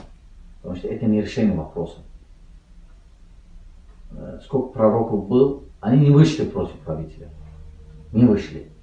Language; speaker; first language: Russian; non-native, learner; Azerbaijani